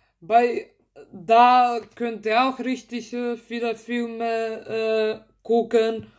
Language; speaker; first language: German; early bilingual, other home language; Macedonian